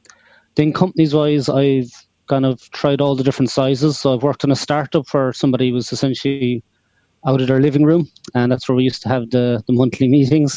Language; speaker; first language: English; native; English